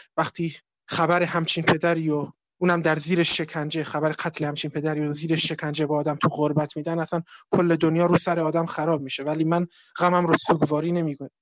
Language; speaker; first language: Persian; non-native, local second language; Kurdish